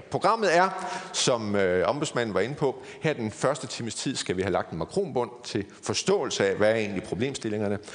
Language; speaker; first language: Danish; native; Danish